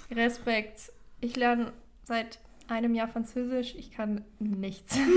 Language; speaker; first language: German; native; German